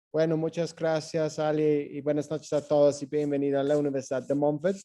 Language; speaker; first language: Spanish; non-native, fluent; English